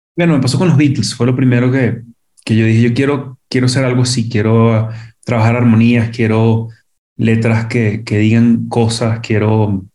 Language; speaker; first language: Spanish; native; Spanish